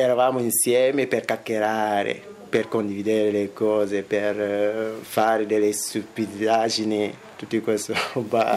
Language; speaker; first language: Italian; non-native, fluent; Wolof